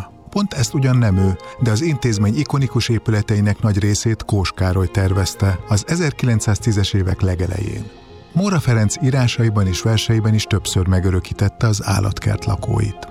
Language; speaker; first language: Hungarian; native; Hungarian